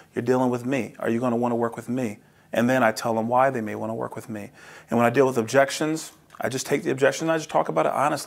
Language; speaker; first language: English; native; English